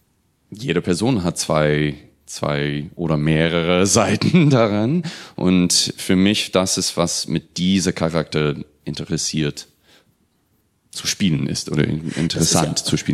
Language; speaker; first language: German; non-native, fluent; English